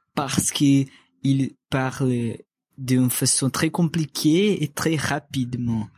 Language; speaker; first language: French; non-native, learner; Portuguese